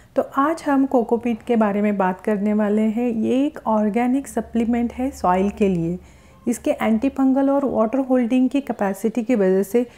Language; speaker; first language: Hindi; non-native, local second language; Marathi